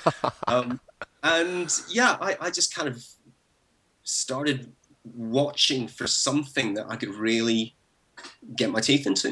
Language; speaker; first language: English; native; English